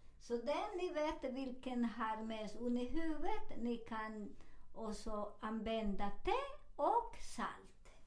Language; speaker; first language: Swedish; non-native, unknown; Spanish